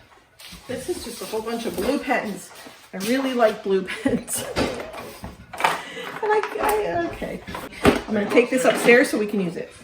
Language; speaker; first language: English; native; English